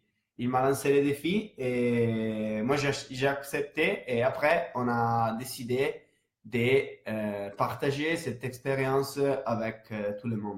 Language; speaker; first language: French; non-native, fluent; Italian